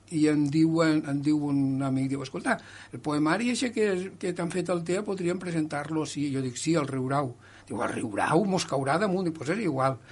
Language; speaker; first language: Catalan; native; Catalan